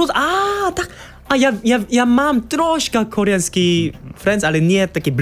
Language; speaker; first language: Polish; non-native, learner; Korean